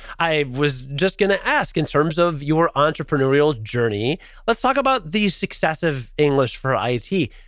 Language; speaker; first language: English; native; English